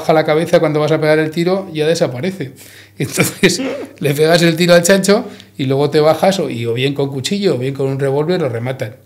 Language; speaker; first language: Spanish; native; Spanish